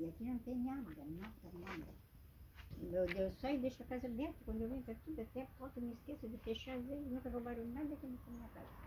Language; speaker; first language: Portuguese; native; Portuguese